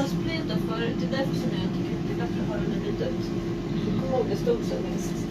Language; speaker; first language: Swedish; native; Swedish